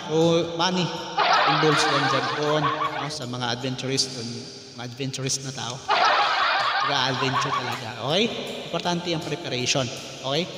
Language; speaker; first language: Filipino; non-native, local second language; Cebuano